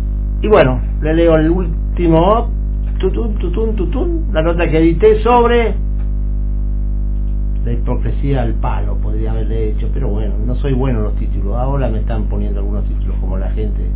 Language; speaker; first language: Spanish; native; Spanish